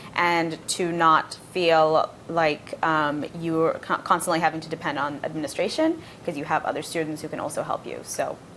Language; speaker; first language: English; non-native, local second language; Bangla